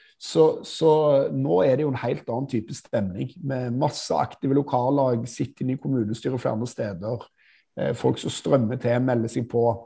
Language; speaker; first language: Norwegian; native; Norwegian